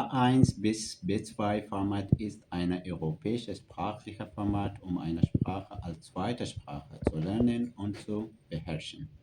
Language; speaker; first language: German; non-native, fluent; Pashto